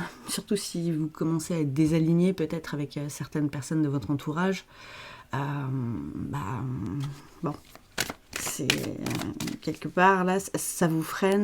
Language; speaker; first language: French; native; French